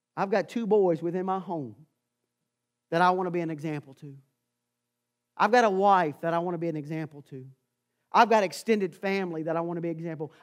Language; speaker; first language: English; native; English